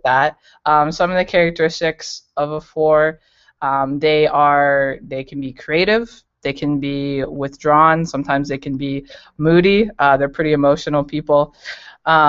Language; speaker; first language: English; native; English